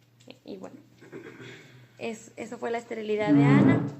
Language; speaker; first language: Spanish; native; Spanish